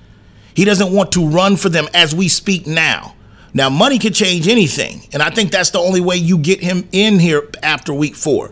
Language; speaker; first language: English; native; English